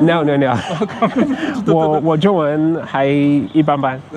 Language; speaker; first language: Chinese; non-native, fluent; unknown